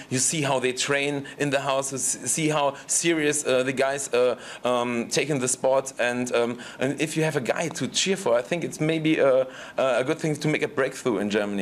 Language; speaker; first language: English; non-native, fluent; German